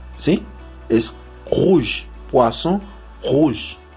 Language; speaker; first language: Spanish; non-native, fluent; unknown